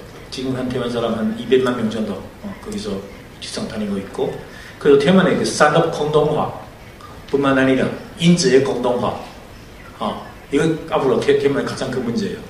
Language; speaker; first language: Korean; non-native, fluent; Chinese